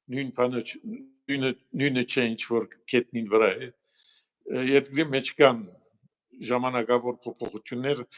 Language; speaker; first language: Armenian; early bilingual, heritage; Armenian